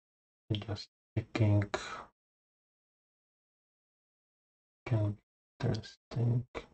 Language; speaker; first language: English; non-native, fluent; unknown